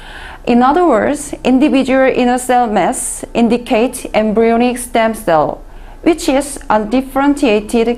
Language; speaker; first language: English; non-native, learner; Korean